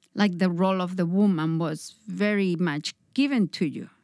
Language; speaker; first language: English; non-native, fluent; Spanish